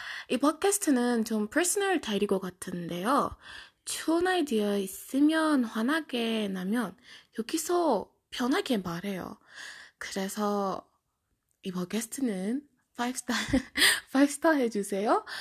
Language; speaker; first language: Korean; non-native, learner; English